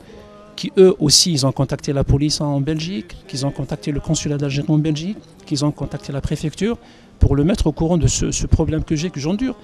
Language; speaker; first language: French; non-native, local second language; Arabic